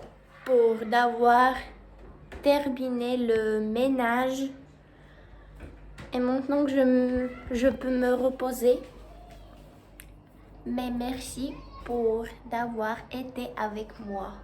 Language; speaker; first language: French; non-native, learner; Russian